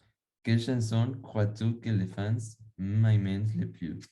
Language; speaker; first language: French; non-native, learner; Spanish